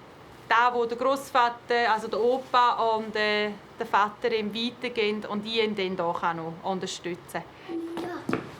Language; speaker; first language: German; native; German